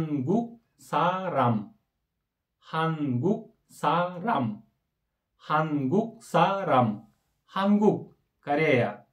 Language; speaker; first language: Korean; non-native, learner; Kyrgyz